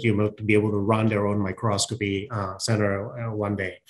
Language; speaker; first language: English; non-native, local second language; Min Nan Chinese